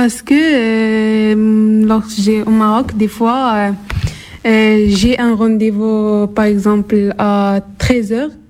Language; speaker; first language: French; non-native, learner; Arabic